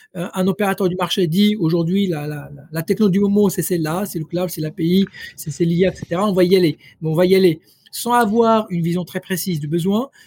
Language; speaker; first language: French; non-native, local second language; Arabic